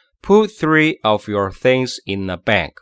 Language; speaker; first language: English; non-native, fluent; Chinese